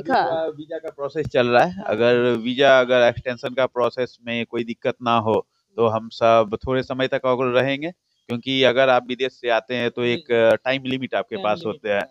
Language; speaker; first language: Hindi; native; Hindi